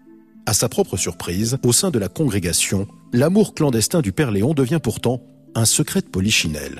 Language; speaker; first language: French; native; French